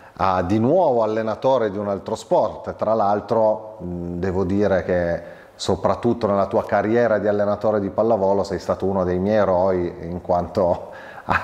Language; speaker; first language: Italian; native; Italian